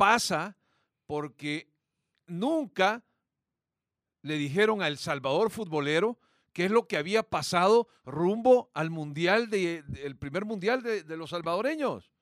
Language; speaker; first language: Spanish; native; Spanish